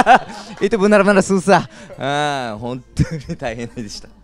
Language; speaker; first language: Indonesian; non-native, fluent; Japanese